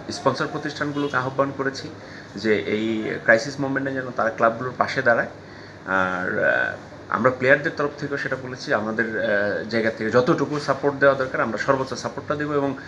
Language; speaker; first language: Bangla; native; Bangla